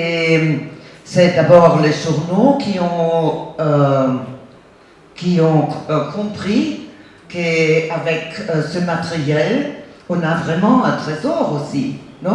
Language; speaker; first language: French; non-native, fluent; German